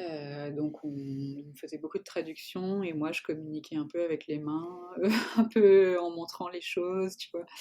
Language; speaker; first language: French; native; French